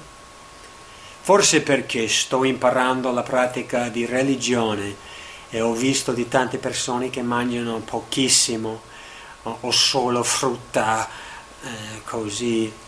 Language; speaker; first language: Italian; non-native, learner; English